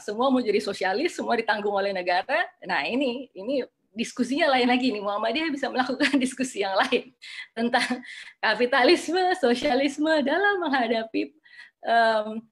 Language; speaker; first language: Indonesian; native; Indonesian